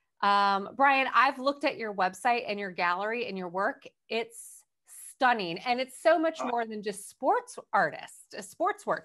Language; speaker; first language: English; native; English